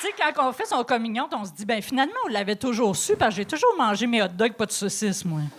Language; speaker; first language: French; native; French